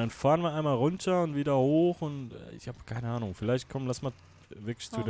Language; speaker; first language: German; native; German